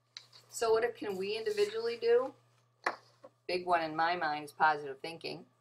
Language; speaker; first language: English; native; English